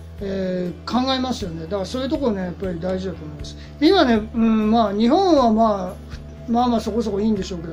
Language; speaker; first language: Japanese; native; Japanese